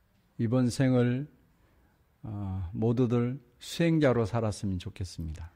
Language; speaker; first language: Korean; native; Korean